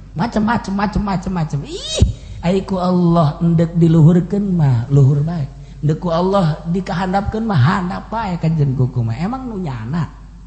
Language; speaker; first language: Sundanese; native; Sundanese